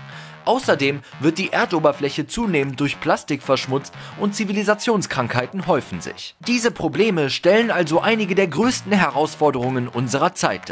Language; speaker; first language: German; native; German